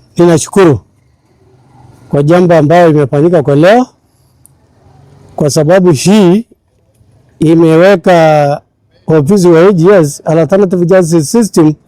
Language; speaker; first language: Swahili; non-native, local second language; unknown